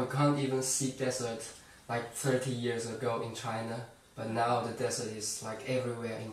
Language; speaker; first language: English; non-native, fluent; Chinese